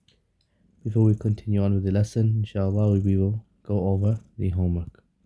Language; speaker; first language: English; native; English